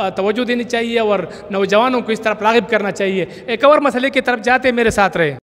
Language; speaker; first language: Urdu; non-native, local second language; Pashto